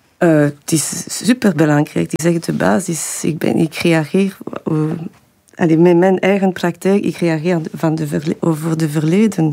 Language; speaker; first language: Dutch; non-native, fluent; French